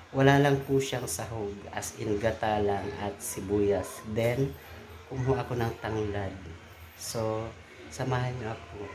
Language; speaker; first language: Filipino; non-native, local second language; Waray